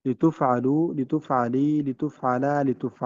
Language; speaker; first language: Arabic; non-native, fluent; Urdu